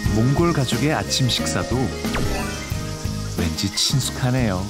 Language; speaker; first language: Korean; native; Korean